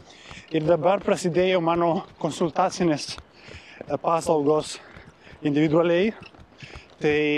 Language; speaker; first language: Lithuanian; non-native, learner; Italian